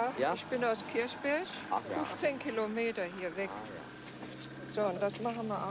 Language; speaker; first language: German; native; German